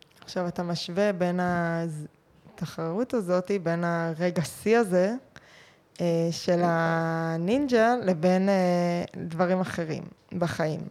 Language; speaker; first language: Hebrew; native; Hebrew